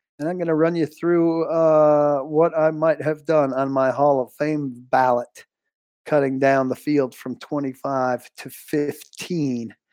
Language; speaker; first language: English; native; English